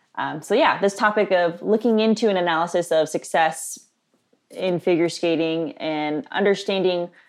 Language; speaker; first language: English; native; English